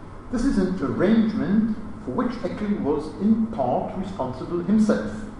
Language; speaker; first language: English; non-native, fluent; German